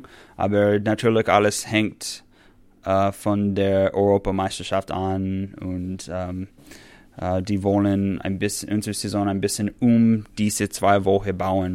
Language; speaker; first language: German; non-native, fluent; English